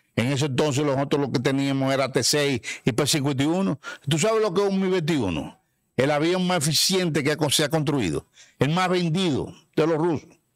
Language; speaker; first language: Spanish; native; Spanish